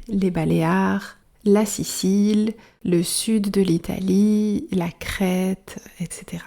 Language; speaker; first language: French; native; French